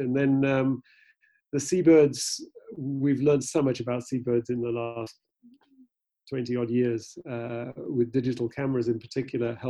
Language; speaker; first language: English; native; English